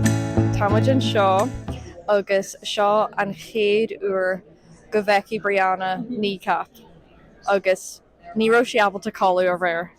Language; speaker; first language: Irish; non-native, local second language; English